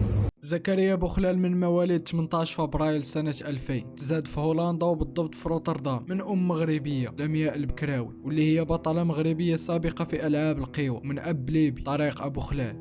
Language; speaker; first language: Arabic; native; Arabic